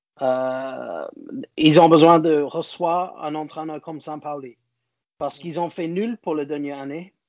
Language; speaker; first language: French; non-native, learner; English